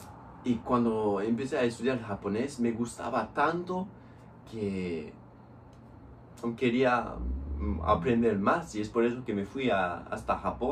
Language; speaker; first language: Spanish; non-native, fluent; English